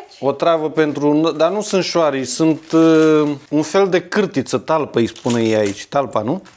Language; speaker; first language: Romanian; native; Romanian